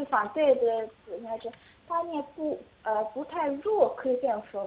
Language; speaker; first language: Chinese; non-native, learner; Korean